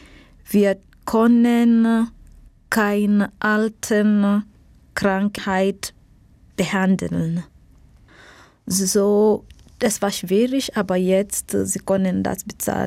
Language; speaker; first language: German; non-native, learner; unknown